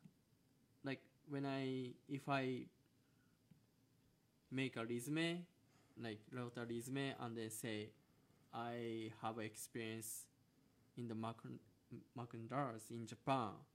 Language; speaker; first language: English; non-native, learner; Japanese